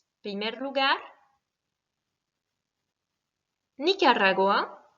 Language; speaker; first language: Spanish; non-native, fluent; French